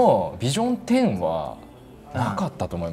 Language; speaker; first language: Japanese; native; Japanese